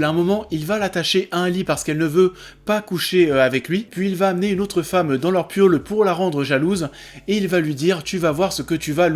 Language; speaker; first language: French; native; French